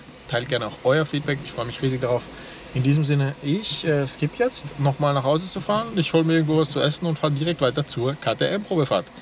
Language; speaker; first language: German; native; German